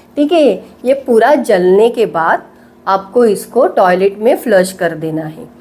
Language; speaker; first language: Hindi; non-native, local second language; Marathi